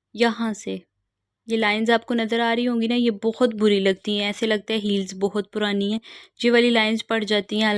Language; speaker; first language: Urdu; non-native, local second language; Punjabi